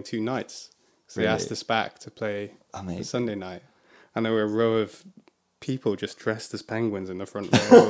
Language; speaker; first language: English; native; English